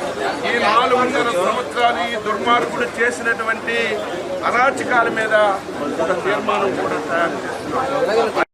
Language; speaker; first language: Telugu; native; Telugu